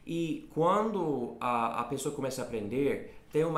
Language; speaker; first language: Portuguese; non-native, fluent; English